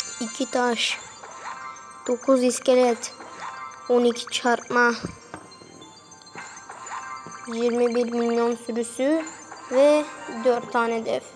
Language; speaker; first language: Turkish; native; Turkish